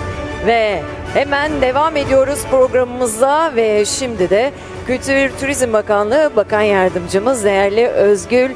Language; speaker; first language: Turkish; native; Turkish